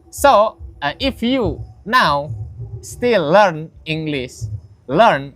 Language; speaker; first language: English; non-native, learner; Indonesian